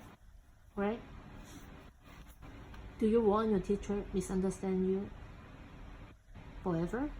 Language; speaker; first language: English; non-native, local second language; Cantonese